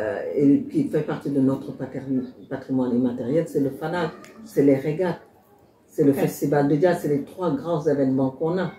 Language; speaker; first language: French; non-native, local second language; Wolof